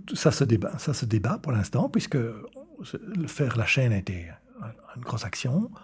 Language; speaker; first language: French; native; French